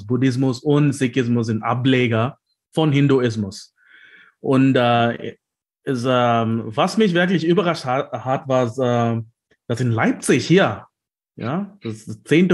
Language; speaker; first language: German; non-native, fluent; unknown